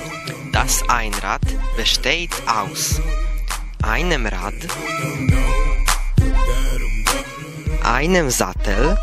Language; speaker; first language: German; non-native, learner; Polish